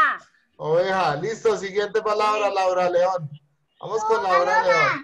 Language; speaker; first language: Spanish; native; Spanish